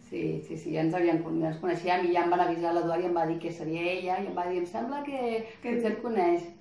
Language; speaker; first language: Catalan; native; Catalan